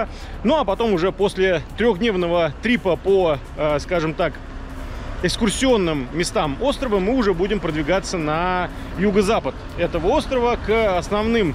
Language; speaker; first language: Russian; native; Russian